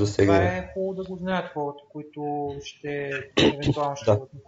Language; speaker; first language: Bulgarian; native; Bulgarian